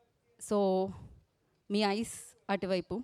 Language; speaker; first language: Telugu; native; Telugu